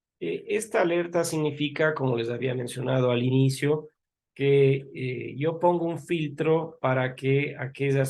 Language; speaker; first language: Spanish; native; Spanish